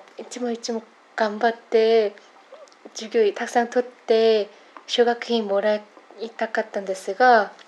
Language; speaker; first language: Japanese; non-native, fluent; Korean